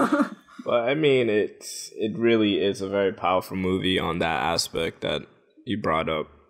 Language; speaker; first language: English; native; English